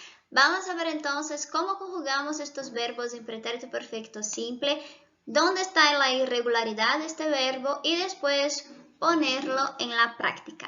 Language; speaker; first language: Spanish; non-native, fluent; Portuguese